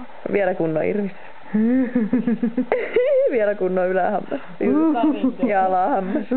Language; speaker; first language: Finnish; native; Finnish